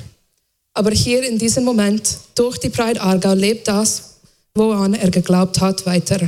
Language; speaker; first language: German; non-native, fluent; English